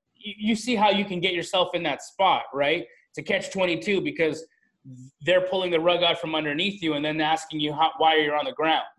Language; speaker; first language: English; native; English